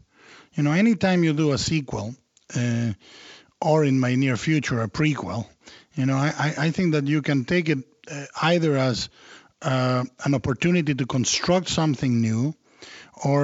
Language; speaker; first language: English; non-native, fluent; Spanish